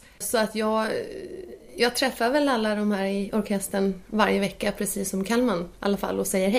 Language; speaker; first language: Swedish; native; Swedish